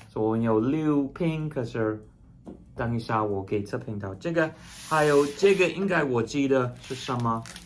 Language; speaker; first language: Chinese; non-native, fluent; English